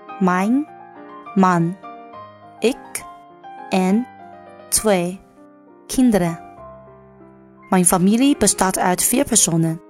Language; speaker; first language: Dutch; non-native, learner; Chinese